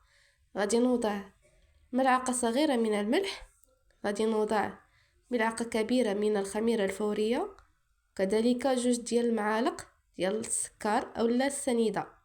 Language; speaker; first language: Arabic; native; Arabic